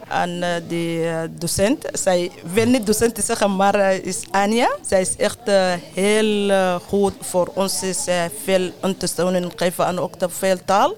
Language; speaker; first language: Dutch; non-native, learner; Arabic